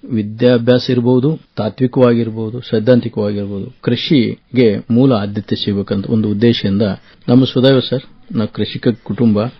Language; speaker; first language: Kannada; native; Kannada